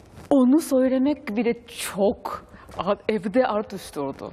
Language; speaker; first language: Turkish; non-native, fluent; Japanese